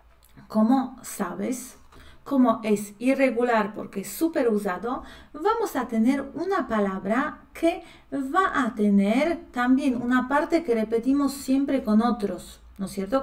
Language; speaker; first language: Spanish; non-native, fluent; Polish